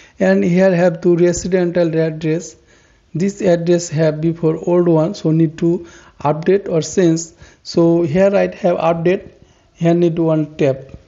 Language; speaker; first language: English; non-native, learner; Bangla